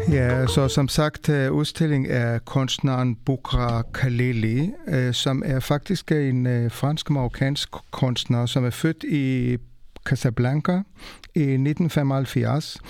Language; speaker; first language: Danish; non-native, fluent; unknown